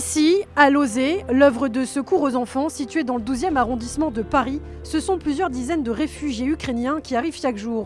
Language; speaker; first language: French; native; French